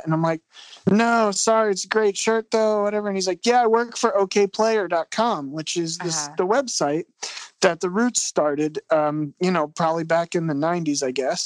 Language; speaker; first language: English; native; English